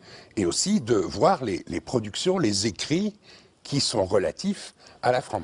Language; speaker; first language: French; native; French